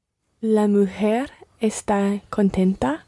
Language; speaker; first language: Spanish; non-native, learner; English